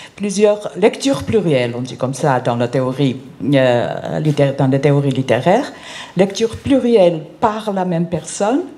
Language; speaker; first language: French; non-native, fluent; Georgian